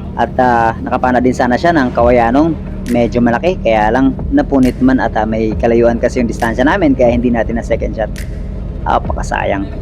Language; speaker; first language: Filipino; native; Filipino